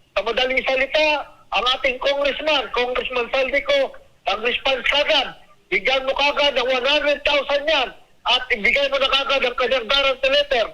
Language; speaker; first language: Filipino; native; Filipino